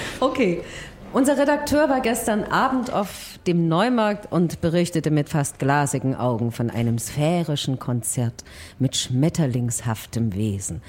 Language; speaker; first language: German; native; German